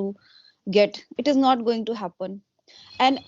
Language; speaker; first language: English; non-native, local second language; Hindi